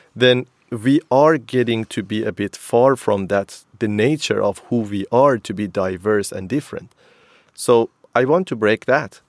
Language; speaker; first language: English; non-native, fluent; Persian